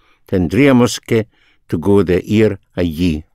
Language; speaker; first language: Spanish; non-native, fluent; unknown